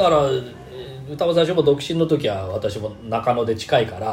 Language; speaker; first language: Japanese; native; Japanese